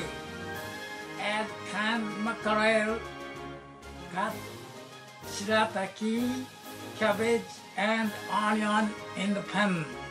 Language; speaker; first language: English; non-native, learner; Japanese